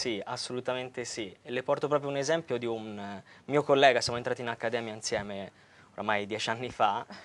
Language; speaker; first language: Italian; native; Italian